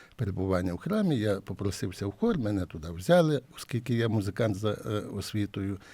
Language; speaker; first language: Ukrainian; native; Ukrainian